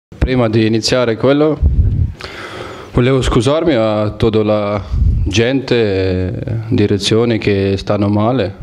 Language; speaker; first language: Italian; non-native, fluent; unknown